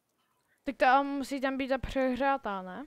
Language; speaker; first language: Czech; native; Czech